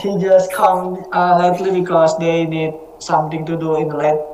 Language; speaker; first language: English; non-native, learner; Indonesian